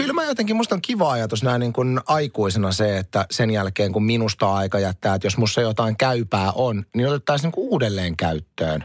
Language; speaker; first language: Finnish; native; Finnish